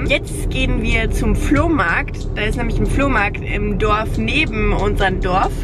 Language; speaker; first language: German; early bilingual, heritage; German